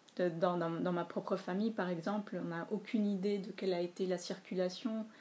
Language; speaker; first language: French; non-native, fluent; Spanish